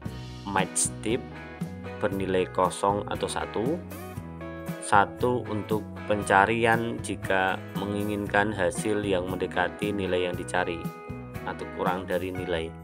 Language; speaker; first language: Indonesian; native; Indonesian